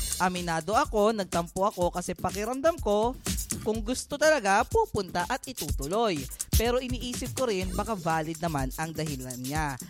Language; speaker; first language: Filipino; native; Filipino